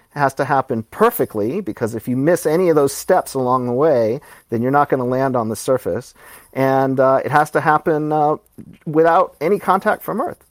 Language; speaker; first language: English; native; English